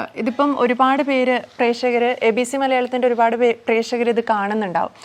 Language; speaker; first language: Malayalam; native; Malayalam